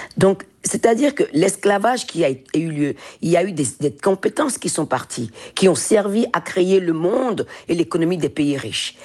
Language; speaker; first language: French; non-native, local second language; Fon